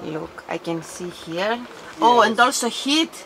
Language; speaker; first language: English; non-native, fluent; Greek